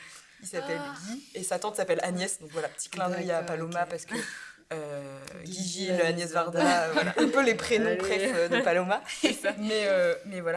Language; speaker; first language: French; native; French